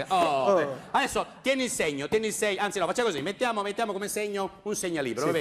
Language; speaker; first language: Italian; native; Italian